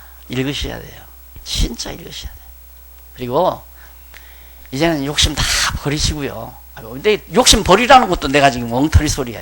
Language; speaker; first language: Korean; native; Korean